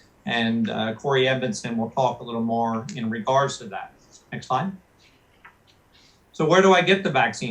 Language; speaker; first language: English; native; English